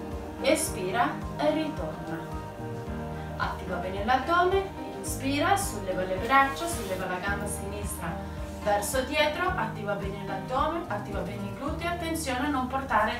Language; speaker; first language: Italian; native; Italian